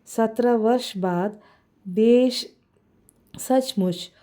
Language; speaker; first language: Hindi; non-native, local second language; Malayalam